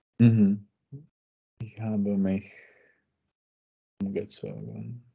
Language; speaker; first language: German; non-native, learner; Czech